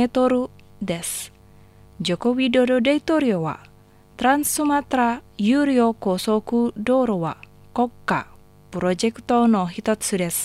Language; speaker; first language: Japanese; non-native, fluent; Indonesian